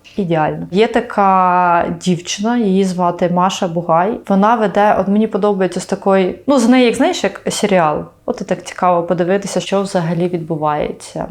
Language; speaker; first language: Ukrainian; native; Ukrainian